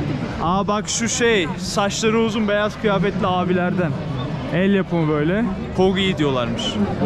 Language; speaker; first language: Turkish; native; Turkish